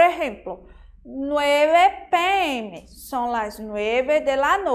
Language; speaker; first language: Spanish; non-native, fluent; Portuguese